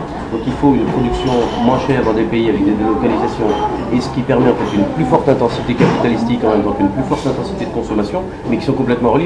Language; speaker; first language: French; native; French